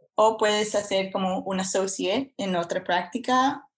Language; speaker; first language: Spanish; early bilingual, heritage; Spanish